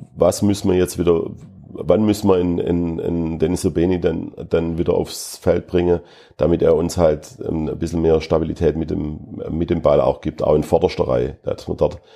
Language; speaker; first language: German; native; German